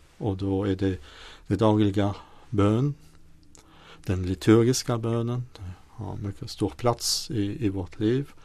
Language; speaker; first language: Swedish; non-native, fluent; French